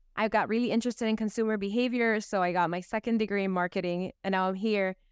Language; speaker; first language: English; early bilingual, other home language; Spanish